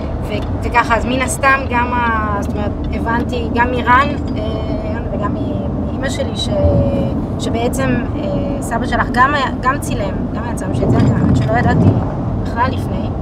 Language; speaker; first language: Hebrew; native; Hebrew